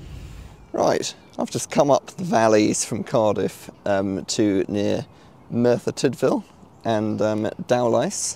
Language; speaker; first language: English; native; English